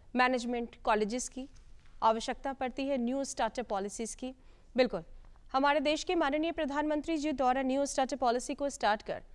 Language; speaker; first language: Hindi; native; Hindi